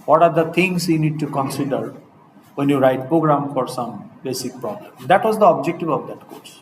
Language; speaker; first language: English; non-native, local second language; Bangla